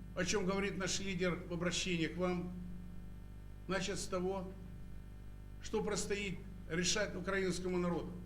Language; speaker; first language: Russian; non-native, local second language; Ukrainian